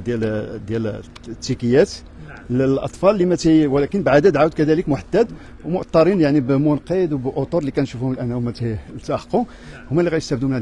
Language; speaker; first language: Arabic; native; Arabic